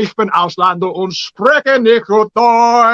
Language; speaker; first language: German; non-native, learner; English